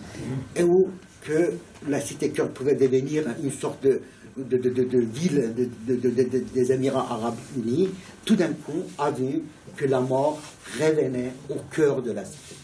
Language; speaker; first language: French; non-native, fluent; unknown